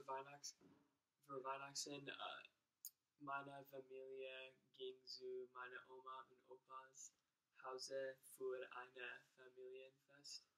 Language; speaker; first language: German; non-native, learner; English